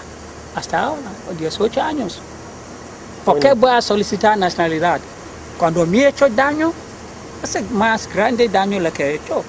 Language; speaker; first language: Spanish; non-native, learner; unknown